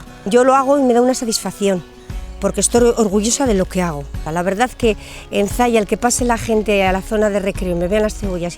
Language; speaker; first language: Spanish; native; Spanish